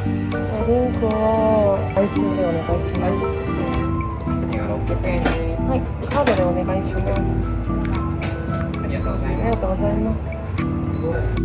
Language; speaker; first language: Japanese; non-native, learner; Korean